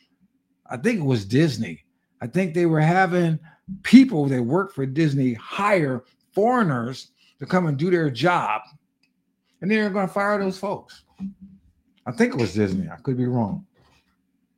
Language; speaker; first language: English; native; English